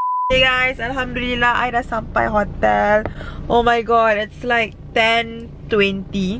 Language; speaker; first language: English; non-native, local second language; Malay